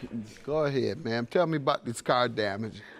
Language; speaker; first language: English; native; English